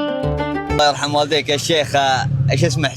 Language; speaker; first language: Arabic; native; Arabic